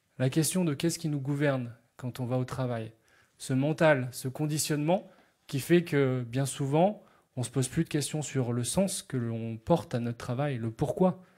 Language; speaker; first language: French; native; French